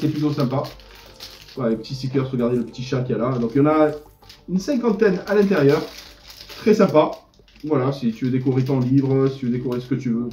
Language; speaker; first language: French; native; French